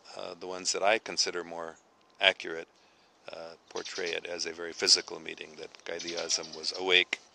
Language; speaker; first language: English; native; English